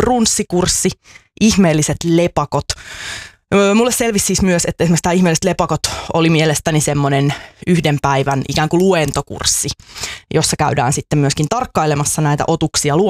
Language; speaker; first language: Finnish; native; Finnish